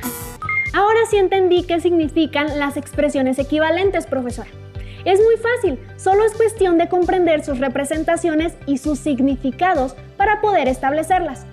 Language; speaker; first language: Spanish; native; Spanish